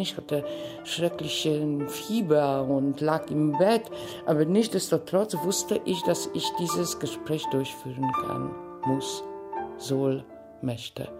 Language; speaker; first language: German; non-native, fluent; Polish